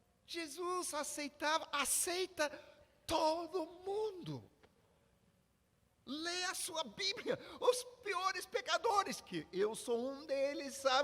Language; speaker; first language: Portuguese; non-native, fluent; English